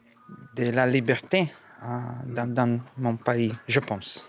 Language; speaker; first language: French; non-native, learner; Russian